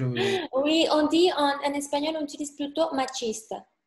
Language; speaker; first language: French; non-native, fluent; Spanish